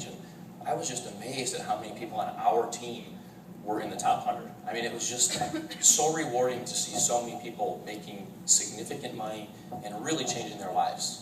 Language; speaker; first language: English; native; English